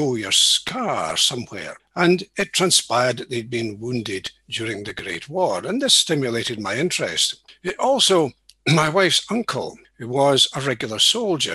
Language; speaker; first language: English; native; English